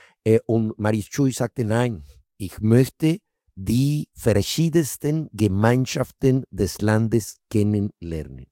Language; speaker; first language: German; non-native, fluent; Spanish